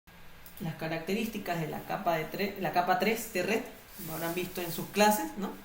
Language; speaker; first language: Spanish; native; Spanish